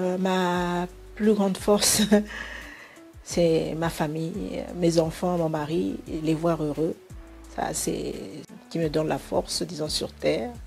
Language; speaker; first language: French; non-native, local second language; Bemba